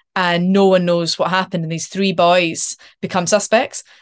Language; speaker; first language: English; native; English